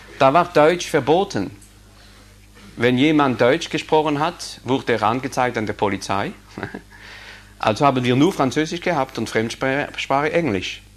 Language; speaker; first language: German; non-native, local second language; Swiss German